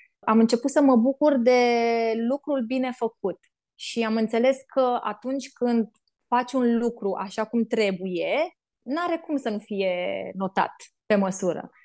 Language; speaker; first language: Romanian; native; Romanian